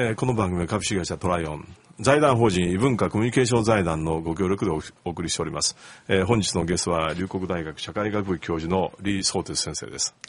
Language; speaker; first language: Japanese; native; Japanese